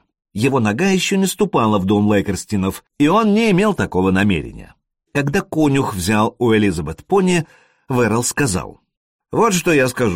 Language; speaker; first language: Russian; native; Russian